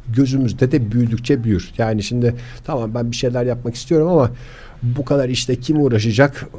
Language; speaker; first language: Turkish; native; Turkish